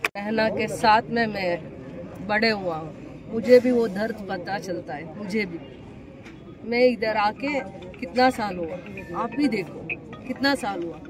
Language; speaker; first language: Hindi; non-native, local second language; Kannada